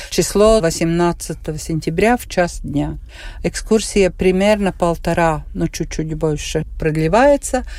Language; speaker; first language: Russian; non-native, local second language; Latvian